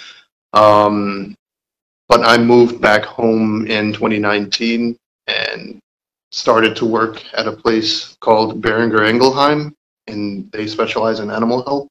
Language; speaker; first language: English; native; English